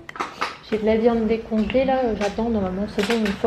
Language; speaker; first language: French; native; French